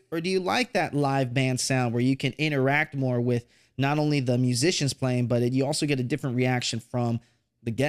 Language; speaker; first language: English; native; English